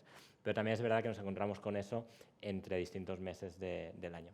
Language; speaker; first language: Spanish; native; Spanish